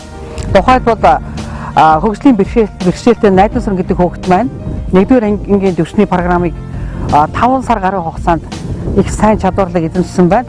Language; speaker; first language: Mongolian; native; Mongolian